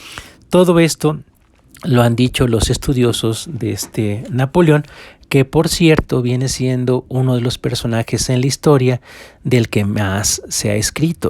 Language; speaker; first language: Spanish; native; Spanish